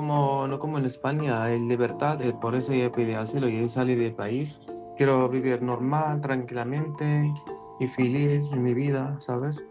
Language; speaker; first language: Spanish; non-native, learner; Arabic